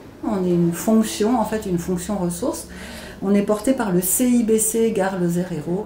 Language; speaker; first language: French; native; French